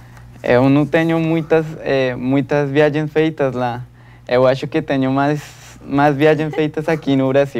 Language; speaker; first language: Portuguese; non-native, learner; Spanish